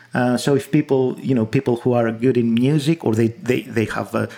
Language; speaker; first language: English; non-native, fluent; Greek